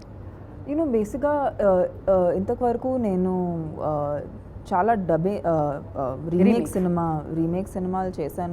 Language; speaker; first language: Telugu; non-native, fluent; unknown